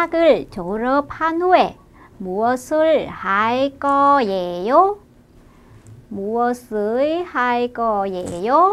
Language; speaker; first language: Korean; non-native, fluent; Vietnamese